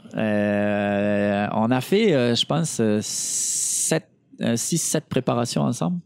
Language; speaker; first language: French; native; French